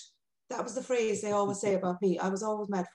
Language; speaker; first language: English; native; English